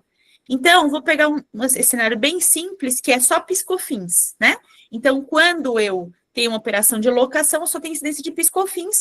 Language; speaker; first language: Portuguese; native; Portuguese